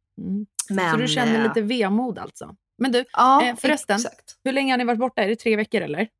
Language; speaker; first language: Swedish; native; Swedish